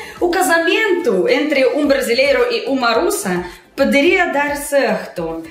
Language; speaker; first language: Portuguese; non-native, learner; Russian